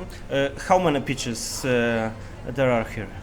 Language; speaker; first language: English; non-native, learner; Polish